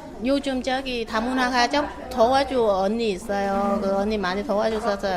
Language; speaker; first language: Korean; non-native, learner; Vietnamese